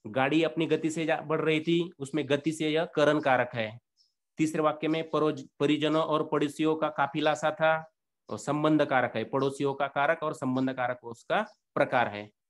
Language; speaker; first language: Hindi; non-native, local second language; Marathi